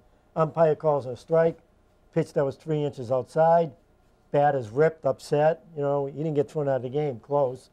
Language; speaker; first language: English; native; English